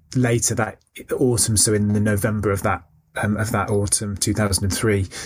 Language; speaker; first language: English; native; English